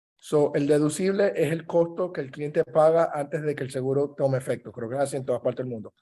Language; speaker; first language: Spanish; early bilingual, heritage; Spanish